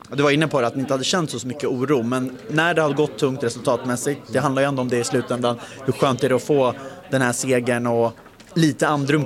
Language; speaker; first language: Swedish; native; Swedish